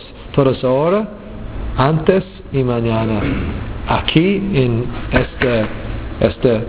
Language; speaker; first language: Spanish; non-native, learner; English